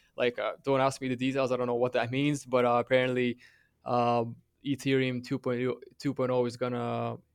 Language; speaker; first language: English; non-native, fluent; Latvian